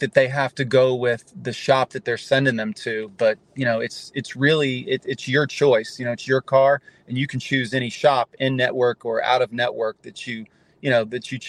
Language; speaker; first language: English; native; English